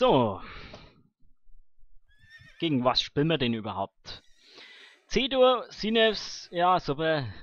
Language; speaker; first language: German; native; German